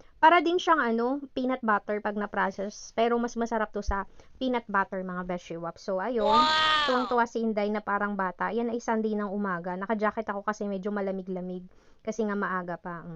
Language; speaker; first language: Filipino; native; Filipino